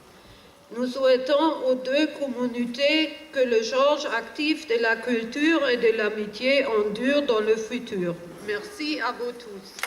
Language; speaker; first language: French; non-native, fluent; German